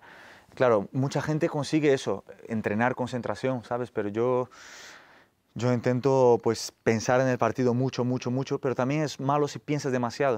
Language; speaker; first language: Spanish; non-native, fluent; Portuguese